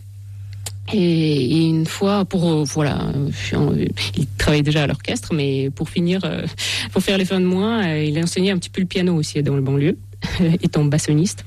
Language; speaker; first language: French; non-native, fluent; Russian